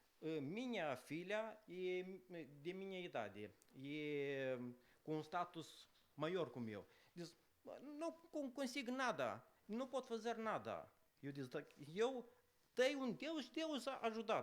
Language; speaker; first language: Portuguese; non-native, learner; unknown